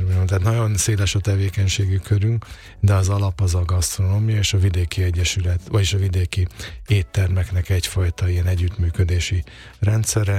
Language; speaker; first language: Hungarian; native; Hungarian